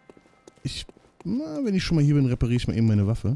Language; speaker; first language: German; native; German